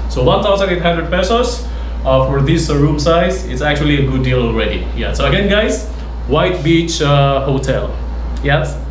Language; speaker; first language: English; non-native, local second language; Cebuano